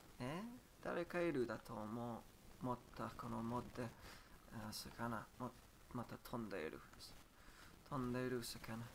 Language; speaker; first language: Japanese; non-native, learner; English